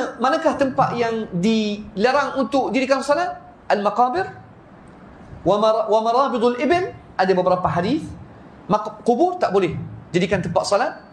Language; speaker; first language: Malay; non-native, fluent; Arabic